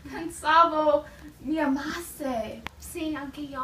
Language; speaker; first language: Italian; non-native, learner; English